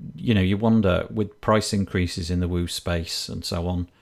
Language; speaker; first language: English; native; English